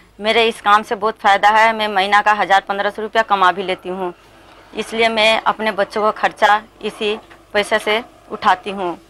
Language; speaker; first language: Hindi; non-native, local second language; Bangla